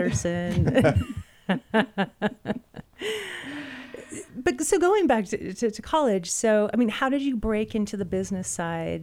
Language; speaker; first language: English; native; English